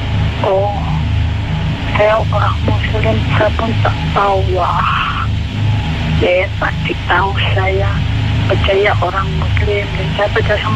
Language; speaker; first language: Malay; non-native, learner; Indonesian